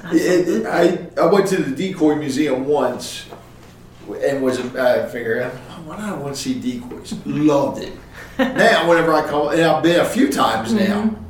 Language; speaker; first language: English; native; English